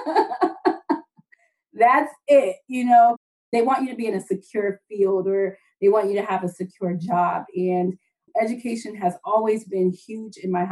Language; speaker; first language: English; native; English